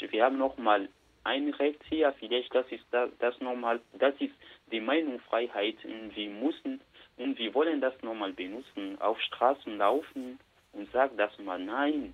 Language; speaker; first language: German; non-native, learner; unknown